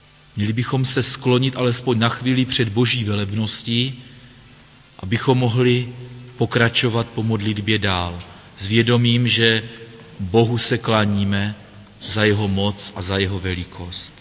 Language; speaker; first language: Czech; native; Czech